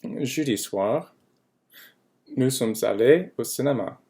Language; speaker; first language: French; non-native, fluent; English